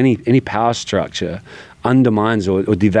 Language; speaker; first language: English; native; English